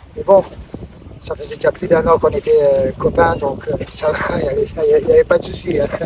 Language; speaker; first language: French; non-native, local second language; Arabic